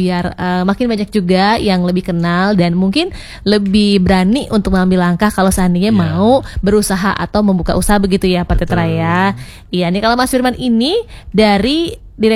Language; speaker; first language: Indonesian; native; Indonesian